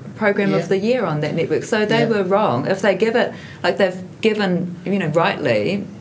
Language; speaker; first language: English; native; English